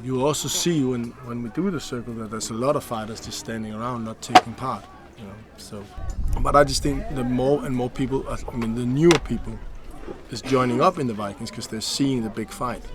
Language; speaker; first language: English; non-native, fluent; Danish